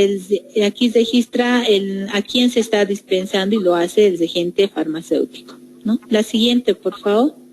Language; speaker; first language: Spanish; native; Spanish